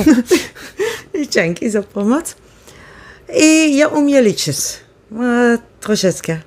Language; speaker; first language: Polish; non-native, learner; Dutch